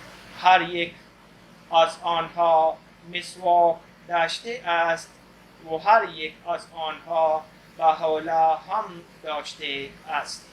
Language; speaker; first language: Persian; non-native, fluent; Urdu